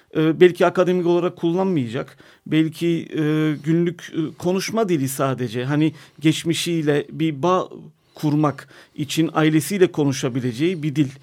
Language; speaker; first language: Turkish; non-native, local second language; Armenian